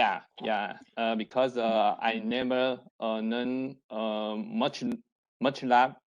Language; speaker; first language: English; non-native, learner; Chinese